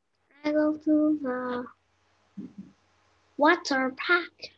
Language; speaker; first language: English; non-native, learner; Vietnamese